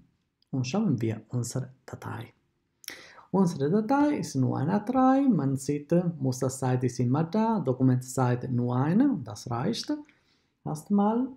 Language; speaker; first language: German; non-native, fluent; Italian